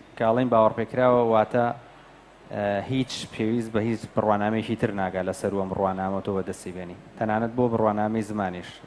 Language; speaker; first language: Central Kurdish; native; Central Kurdish